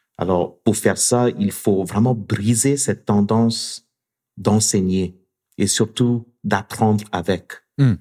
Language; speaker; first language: French; non-native, fluent; English